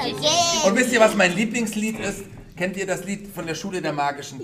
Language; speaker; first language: German; native; German